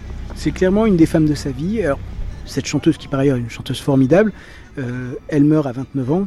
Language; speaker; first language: French; native; French